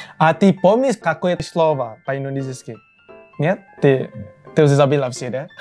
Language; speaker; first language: Russian; non-native, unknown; Indonesian